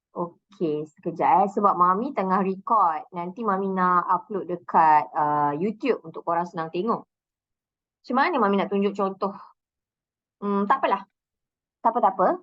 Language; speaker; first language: Malay; native; Malay